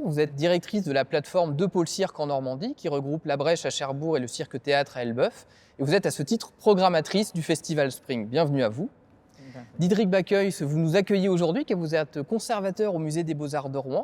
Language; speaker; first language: French; native; French